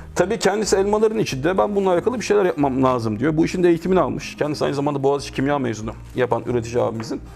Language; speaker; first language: Turkish; native; Turkish